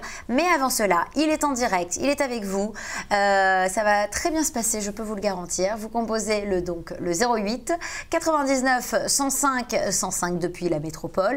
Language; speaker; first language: French; native; French